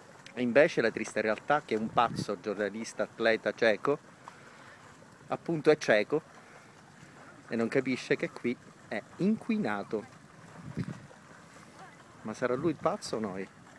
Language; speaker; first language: Italian; native; Italian